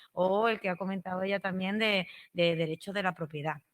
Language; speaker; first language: Spanish; native; Spanish